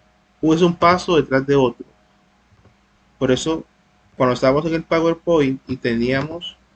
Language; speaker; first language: Spanish; native; Spanish